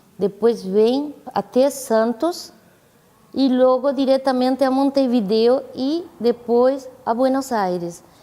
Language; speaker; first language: Portuguese; non-native, fluent; Spanish